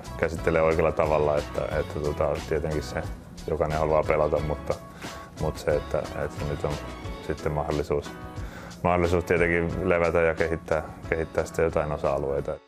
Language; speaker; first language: Finnish; native; Finnish